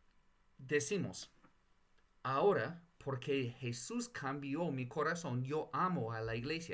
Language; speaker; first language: Spanish; non-native, fluent; English